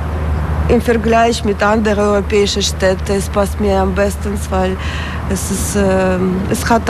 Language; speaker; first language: German; non-native, fluent; Russian